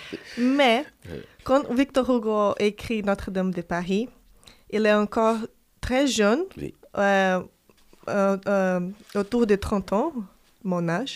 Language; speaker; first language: French; non-native, fluent; Portuguese